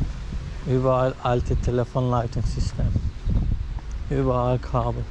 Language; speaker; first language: German; non-native, learner; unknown